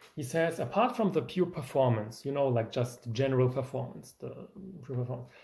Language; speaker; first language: English; non-native, fluent; German